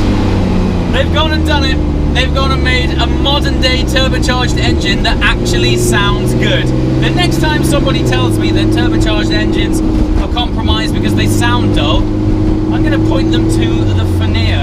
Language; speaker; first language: English; native; English